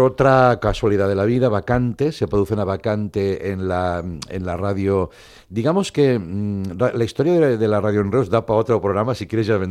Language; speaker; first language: Spanish; non-native, local second language; Catalan